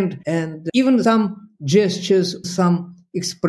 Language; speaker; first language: English; non-native, fluent; Russian